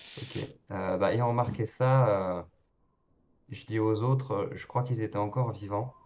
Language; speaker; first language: French; native; French